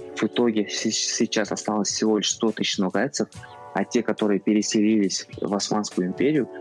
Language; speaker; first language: Russian; non-native, local second language; Kazakh